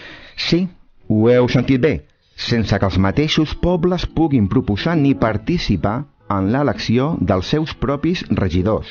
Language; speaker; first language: Catalan; native; Catalan